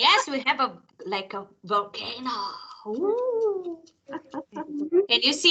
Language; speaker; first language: English; non-native, fluent; Spanish